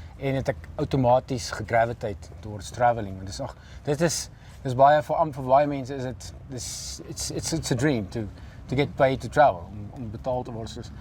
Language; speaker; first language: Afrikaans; native; Afrikaans